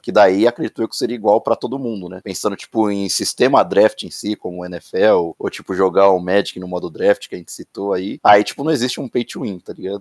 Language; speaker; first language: Portuguese; native; Portuguese